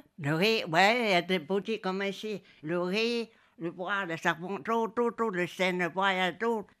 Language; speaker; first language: French; non-native, learner; Chinese